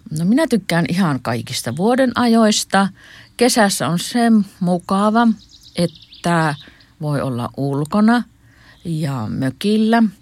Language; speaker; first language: Finnish; native; Finnish